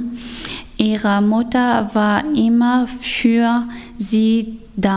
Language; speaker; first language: German; non-native, learner; Arabic